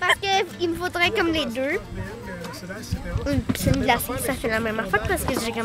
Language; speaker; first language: French; native; French